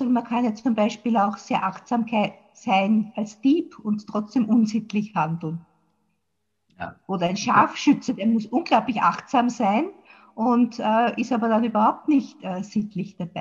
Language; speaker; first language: German; native; German